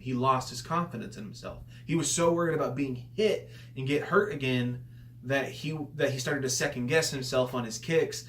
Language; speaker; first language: English; native; English